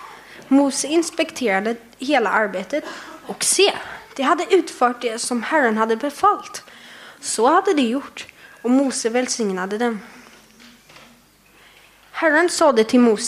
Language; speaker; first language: Swedish; native; Swedish